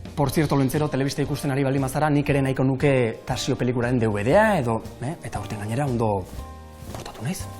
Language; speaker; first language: Basque; native; Basque